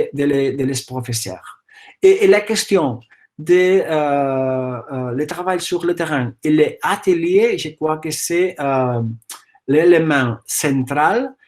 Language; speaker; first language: French; non-native, fluent; Catalan